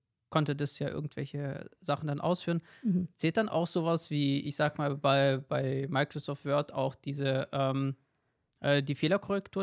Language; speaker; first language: German; native; German